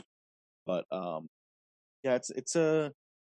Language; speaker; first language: English; native; English